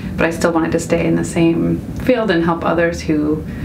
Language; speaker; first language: English; native; English